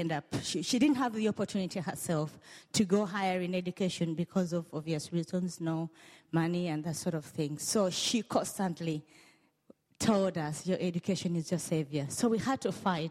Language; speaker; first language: English; non-native, local second language; Ganda